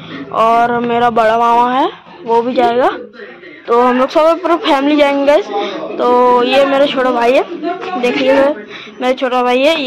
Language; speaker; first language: Hindi; non-native, local second language; Bangla